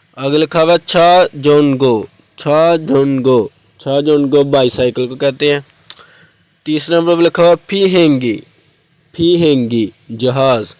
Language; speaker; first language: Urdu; non-native, local second language; Punjabi